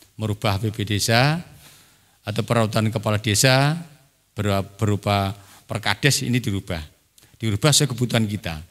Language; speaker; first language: Indonesian; non-native, local second language; Javanese